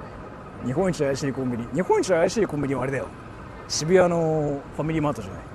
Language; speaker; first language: Japanese; native; Japanese